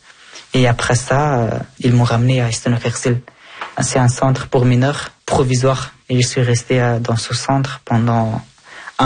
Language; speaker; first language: French; early bilingual, other home language; Persian